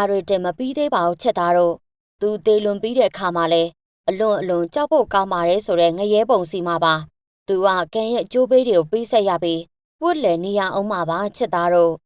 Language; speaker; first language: Burmese; native; Burmese